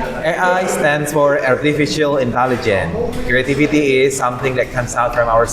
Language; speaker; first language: English; non-native, fluent; Indonesian